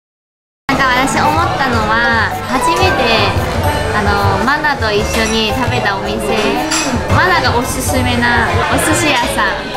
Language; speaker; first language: Japanese; early bilingual, heritage; Chinese